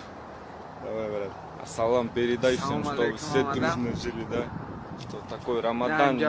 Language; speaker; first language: Russian; non-native, learner; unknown